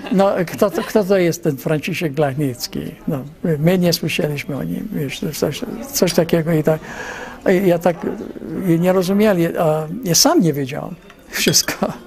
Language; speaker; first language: Polish; early bilingual, heritage; Polish